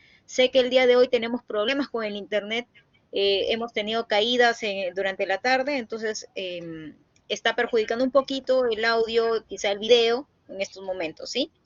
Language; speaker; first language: Spanish; native; Spanish